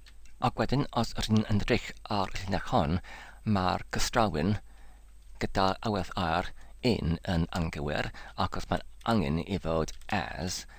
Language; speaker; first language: Welsh; non-native, learner; English